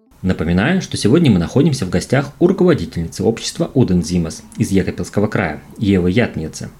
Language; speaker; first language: Russian; native; Russian